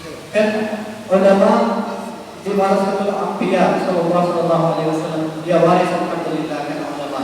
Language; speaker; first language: Indonesian; non-native, learner; Urdu